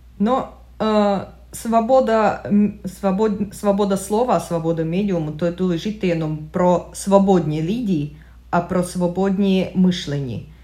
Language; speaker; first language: Czech; non-native, learner; Russian